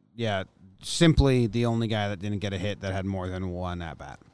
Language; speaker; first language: English; early bilingual, other home language; Italian